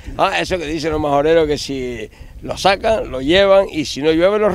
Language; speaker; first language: Spanish; native; Spanish